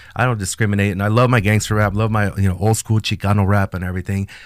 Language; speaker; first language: English; non-native, fluent; Spanish